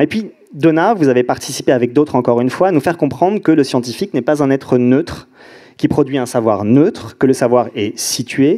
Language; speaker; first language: French; native; French